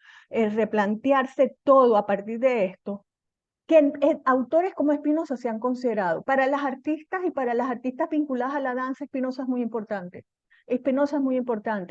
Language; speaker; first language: Spanish; native; Spanish